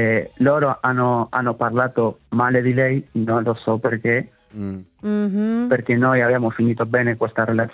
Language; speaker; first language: Italian; non-native, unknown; Spanish